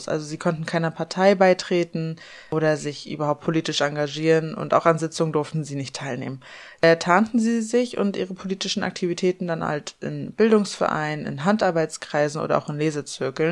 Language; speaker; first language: German; native; German